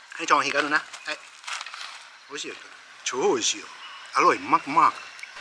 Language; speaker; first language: Thai; non-native, fluent; Japanese